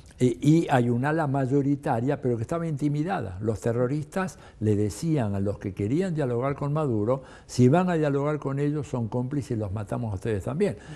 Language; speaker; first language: Spanish; early bilingual, other home language; Italian